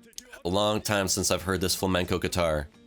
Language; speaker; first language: English; native; English